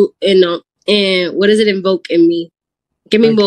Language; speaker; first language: Spanish; early bilingual, heritage; Spanish